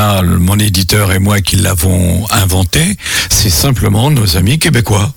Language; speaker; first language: French; native; French